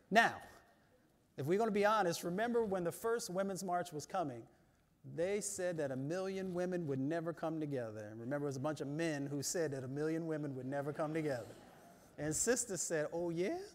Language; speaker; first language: English; native; English